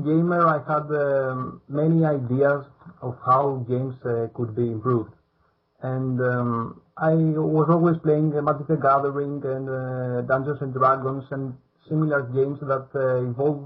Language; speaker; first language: English; non-native, fluent; Greek